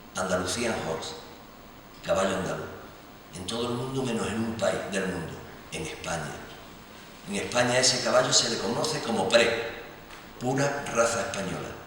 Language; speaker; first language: Spanish; native; Spanish